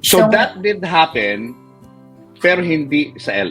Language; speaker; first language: Filipino; native; Filipino